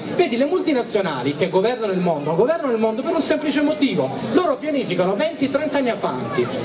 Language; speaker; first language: Italian; native; Italian